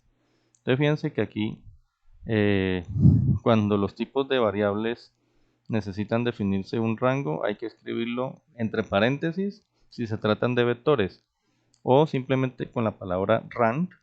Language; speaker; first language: Spanish; native; Spanish